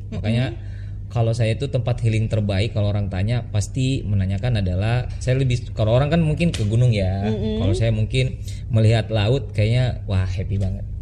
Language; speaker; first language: Indonesian; native; Indonesian